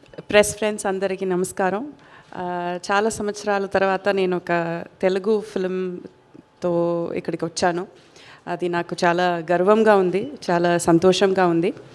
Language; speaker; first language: Telugu; non-native, fluent; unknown